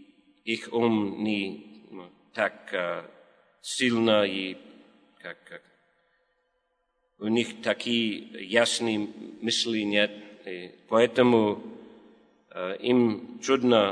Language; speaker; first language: Russian; non-native, learner; English